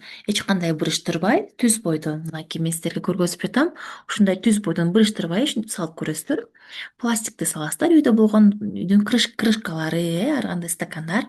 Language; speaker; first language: Kyrgyz; native; Kyrgyz